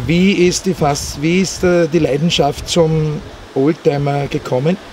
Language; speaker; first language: German; native; German